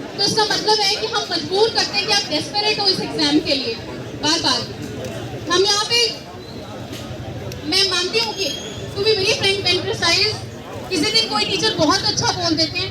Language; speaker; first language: Hindi; native; Hindi